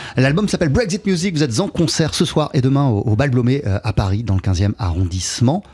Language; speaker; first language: French; native; French